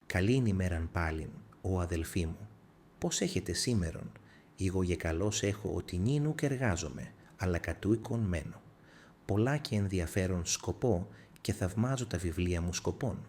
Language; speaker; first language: Greek; non-native, learner; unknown